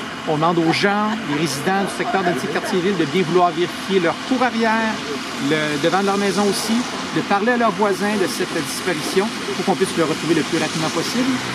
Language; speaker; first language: French; native; French